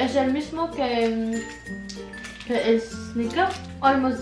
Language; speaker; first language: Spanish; non-native, learner; French